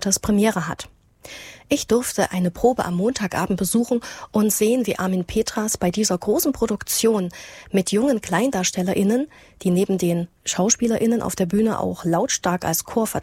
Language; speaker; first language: German; native; German